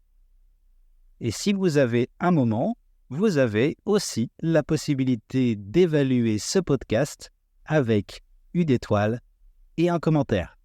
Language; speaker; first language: French; native; French